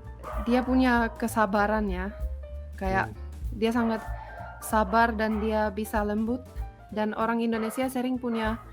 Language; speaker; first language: Indonesian; non-native, fluent; Finnish